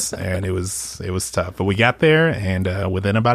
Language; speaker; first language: English; early bilingual, other home language; Spanish